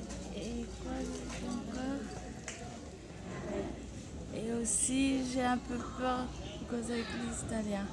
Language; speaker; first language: French; non-native, local second language; Réunion Creole French